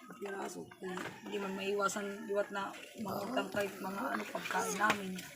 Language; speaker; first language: Filipino; native; Filipino